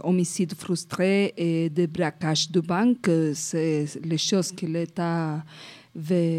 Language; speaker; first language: French; non-native, fluent; Spanish